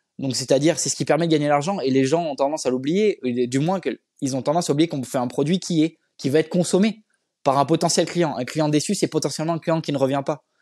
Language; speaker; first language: French; native; French